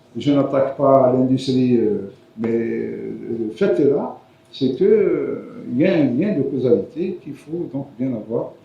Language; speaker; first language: French; non-native, local second language; Arabic